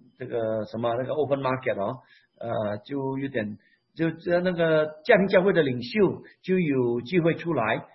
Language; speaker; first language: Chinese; non-native, local second language; Hakka Chinese